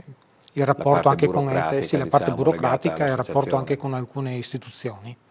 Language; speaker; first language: Italian; native; Italian